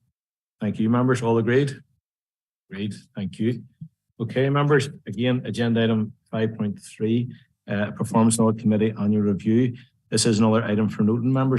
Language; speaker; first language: English; native; English